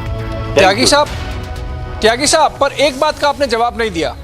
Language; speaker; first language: Hindi; native; Hindi